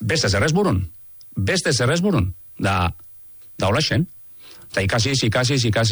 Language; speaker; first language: Basque; native; Basque